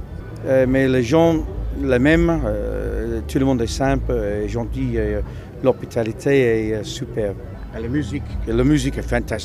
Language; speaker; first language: French; non-native, learner; English